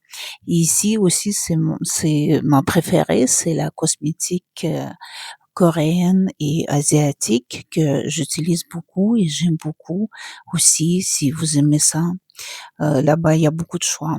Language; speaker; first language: French; non-native, fluent; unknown